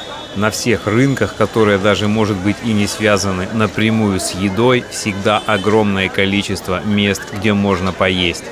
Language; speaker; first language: Russian; native; Russian